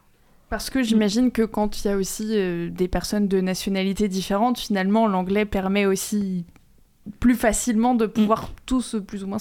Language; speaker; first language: French; native; French